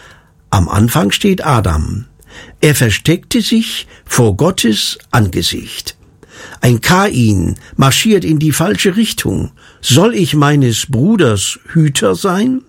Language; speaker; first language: German; native; German